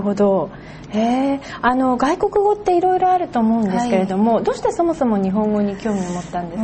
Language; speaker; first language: Japanese; native; Japanese